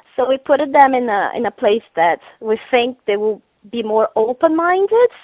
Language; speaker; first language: English; non-native, fluent; Portuguese